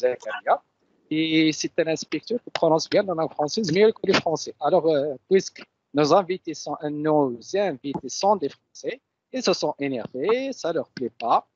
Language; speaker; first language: French; non-native, local second language; Arabic